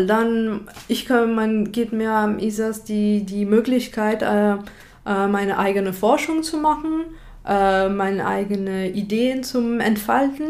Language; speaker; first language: German; non-native, fluent; French